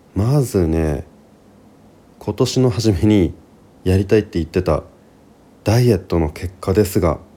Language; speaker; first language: Japanese; native; Japanese